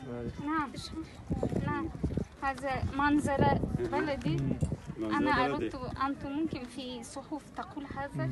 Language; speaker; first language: Arabic; non-native, learner; Tajik